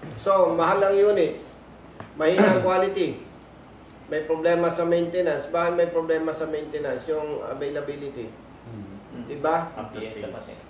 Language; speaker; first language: Filipino; native; Filipino